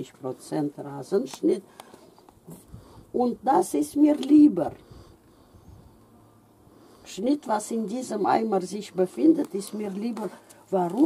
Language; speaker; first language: German; non-native, fluent; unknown